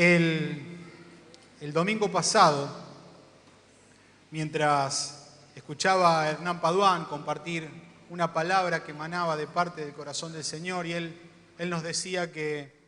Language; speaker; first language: Spanish; native; Spanish